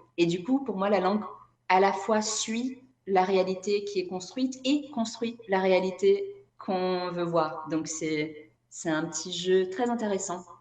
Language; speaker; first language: French; non-native, fluent; Portuguese